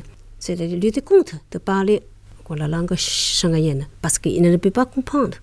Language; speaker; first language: French; non-native, learner; Chinese